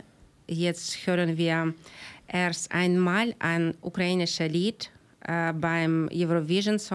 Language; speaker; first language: German; non-native, learner; Ukrainian